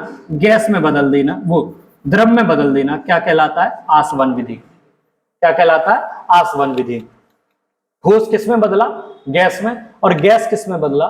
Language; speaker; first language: Hindi; native; Hindi